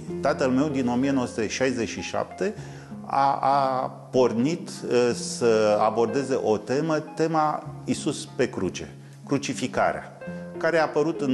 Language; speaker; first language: Romanian; native; Romanian